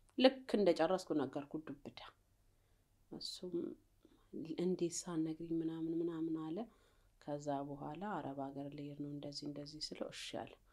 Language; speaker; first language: Amharic; native; Amharic